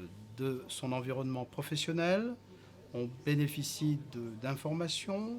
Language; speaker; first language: French; native; French